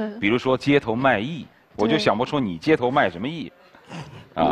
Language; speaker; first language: Chinese; native; Chinese